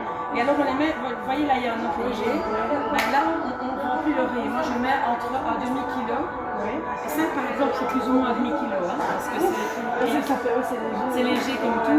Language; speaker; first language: French; native; French